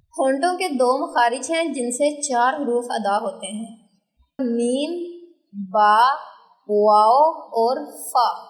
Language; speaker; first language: Urdu; native; Urdu